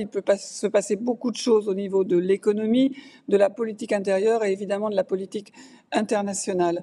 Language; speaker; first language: French; native; French